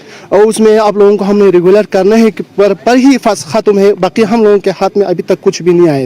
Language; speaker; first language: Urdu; non-native, local second language; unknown